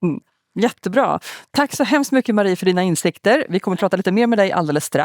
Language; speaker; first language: Swedish; native; Swedish